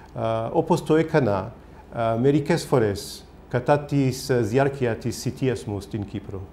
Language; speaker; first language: Greek; non-native, learner; Hebrew